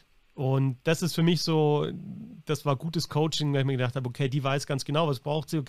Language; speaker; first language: German; native; German